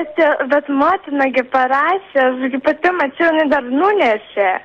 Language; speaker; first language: Lithuanian; native; Lithuanian